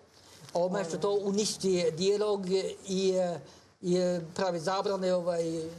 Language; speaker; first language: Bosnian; non-native, fluent; Norwegian